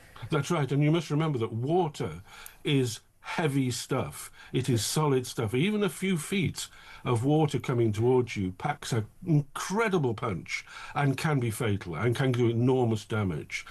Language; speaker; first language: English; native; English